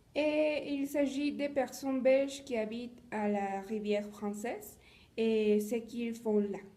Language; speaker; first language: French; non-native, learner; Spanish